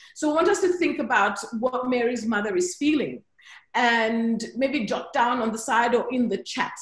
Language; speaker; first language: English; native; English